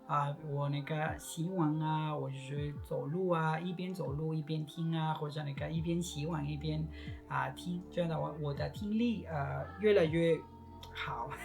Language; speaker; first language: Chinese; non-native, fluent; Spanish